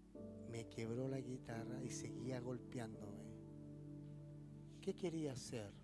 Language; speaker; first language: Spanish; native; Spanish